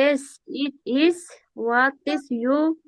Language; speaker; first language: English; non-native, learner; Kyrgyz